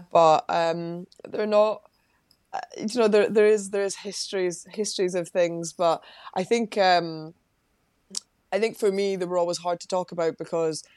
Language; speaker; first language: English; native; English